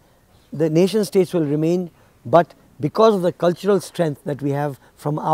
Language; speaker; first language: English; non-native, local second language; Nepali